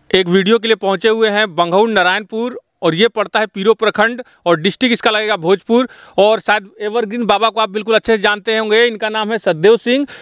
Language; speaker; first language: Hindi; native; Hindi